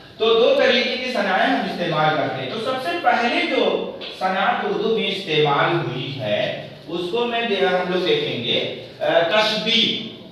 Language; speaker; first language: Urdu; native; Urdu